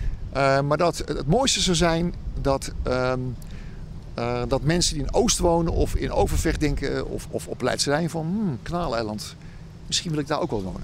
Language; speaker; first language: Dutch; native; Dutch